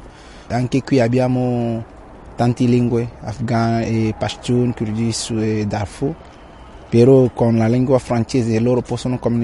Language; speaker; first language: Italian; non-native, learner; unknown